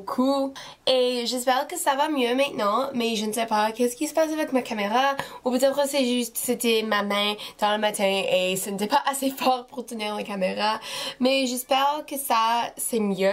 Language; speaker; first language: French; non-native, fluent; English